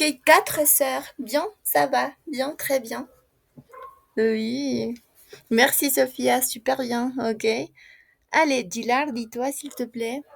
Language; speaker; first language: French; non-native, fluent; Spanish